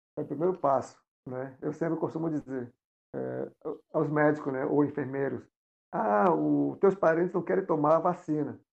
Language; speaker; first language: Portuguese; non-native, local second language; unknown